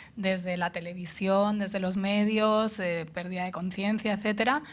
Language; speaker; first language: Spanish; non-native, local second language; Catalan